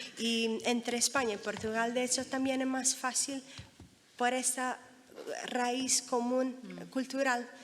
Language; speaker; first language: Spanish; non-native, fluent; Italian